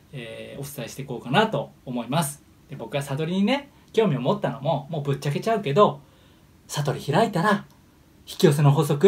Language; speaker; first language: Japanese; native; Japanese